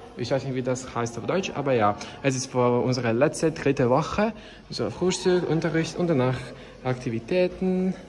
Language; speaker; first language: German; non-native, learner; Serbian